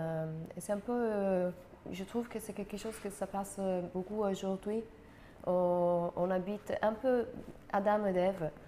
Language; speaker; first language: French; non-native, fluent; Italian